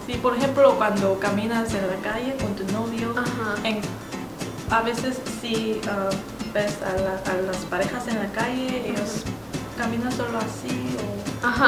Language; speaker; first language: Spanish; non-native, fluent; Korean